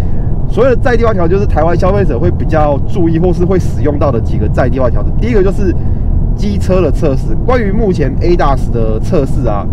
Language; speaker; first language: Chinese; native; Chinese